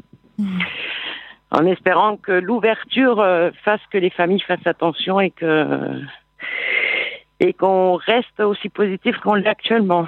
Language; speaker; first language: French; native; French